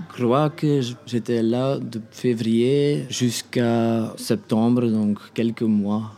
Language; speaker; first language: French; non-native, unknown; Dutch